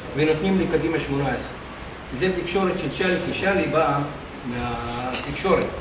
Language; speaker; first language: Hebrew; non-native, local second language; Arabic